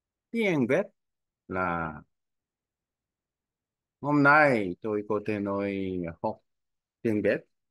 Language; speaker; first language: Vietnamese; non-native, learner; Korean